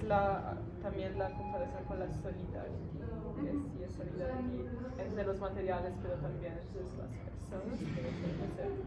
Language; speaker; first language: Spanish; non-native, fluent; Italian